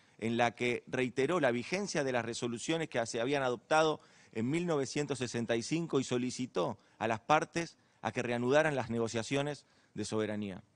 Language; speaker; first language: Spanish; native; Spanish